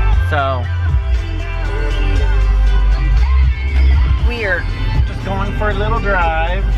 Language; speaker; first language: English; native; English